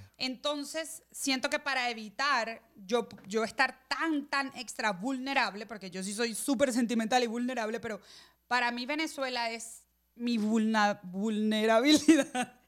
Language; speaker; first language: Spanish; native; Spanish